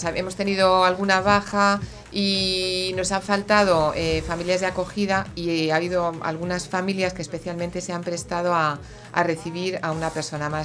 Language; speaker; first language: Spanish; native; Spanish